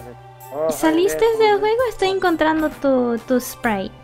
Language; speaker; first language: Spanish; early bilingual, heritage; Spanish